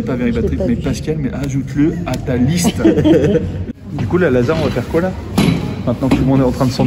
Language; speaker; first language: French; native; French